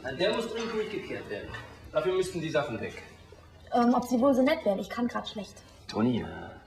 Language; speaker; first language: German; early bilingual, heritage; Czech